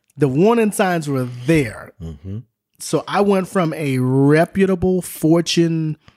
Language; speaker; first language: English; native; English